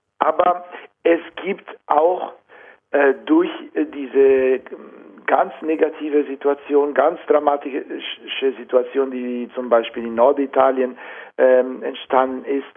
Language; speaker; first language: German; non-native, fluent; Italian